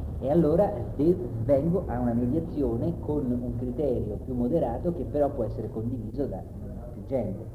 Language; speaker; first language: Italian; native; Italian